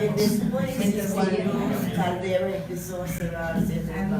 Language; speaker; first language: Spanish; non-native, fluent; English